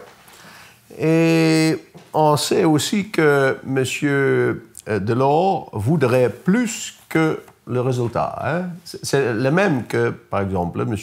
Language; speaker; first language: French; non-native, fluent; Dutch